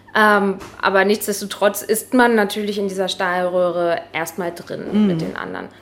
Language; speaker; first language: German; native; German